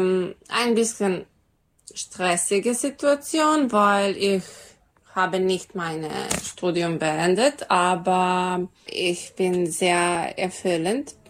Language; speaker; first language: German; non-native, learner; Serbian